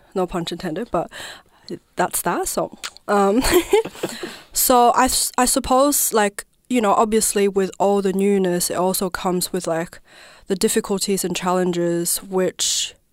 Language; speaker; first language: English; non-native, fluent; Chinese